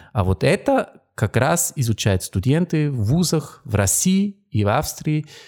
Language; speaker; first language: Russian; non-native, fluent; German